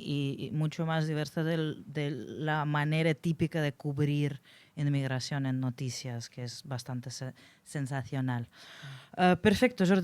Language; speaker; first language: Spanish; non-native, fluent; Russian